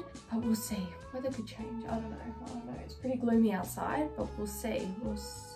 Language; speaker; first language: English; native; English